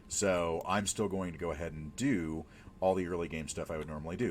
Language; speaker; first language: English; native; English